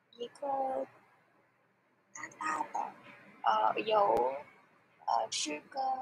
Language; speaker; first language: Chinese; non-native, learner; Vietnamese